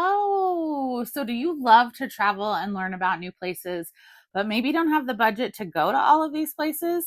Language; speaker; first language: English; native; English